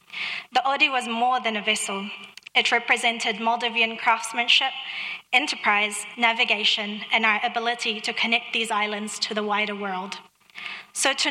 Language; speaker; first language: English; non-native, fluent; Divehi